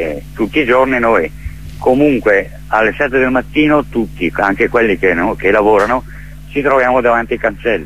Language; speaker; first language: Italian; native; Italian